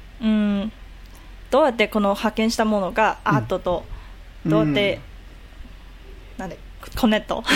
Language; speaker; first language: Japanese; non-native, learner; Cantonese